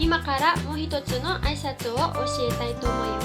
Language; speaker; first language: Japanese; non-native, fluent; Filipino